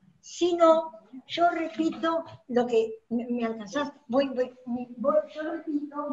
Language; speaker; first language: Spanish; native; Spanish